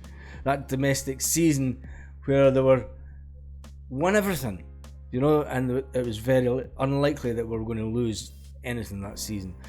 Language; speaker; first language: English; native; English